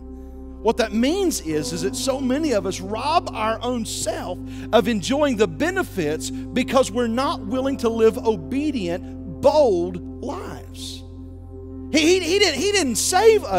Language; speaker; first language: English; native; English